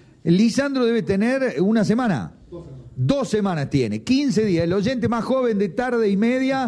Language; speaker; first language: Spanish; native; Spanish